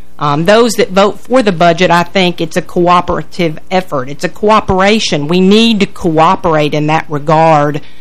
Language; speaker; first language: English; native; English